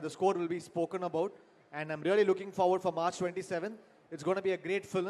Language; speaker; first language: Tamil; native; Tamil